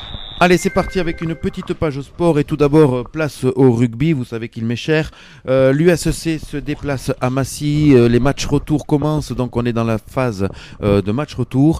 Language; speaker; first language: French; native; French